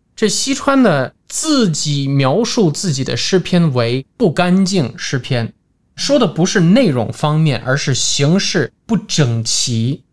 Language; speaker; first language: Chinese; non-native, fluent; English